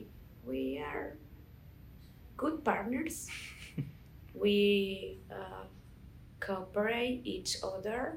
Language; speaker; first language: English; non-native, learner; Spanish